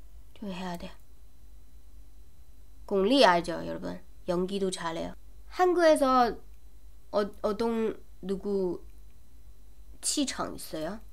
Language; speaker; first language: Korean; non-native, fluent; Chinese